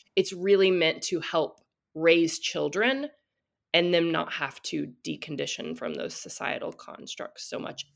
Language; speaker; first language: English; native; English